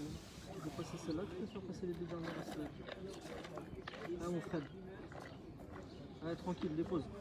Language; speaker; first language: French; native; French